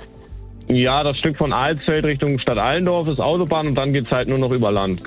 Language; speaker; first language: German; native; German